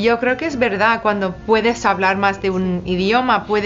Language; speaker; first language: Spanish; non-native, fluent; English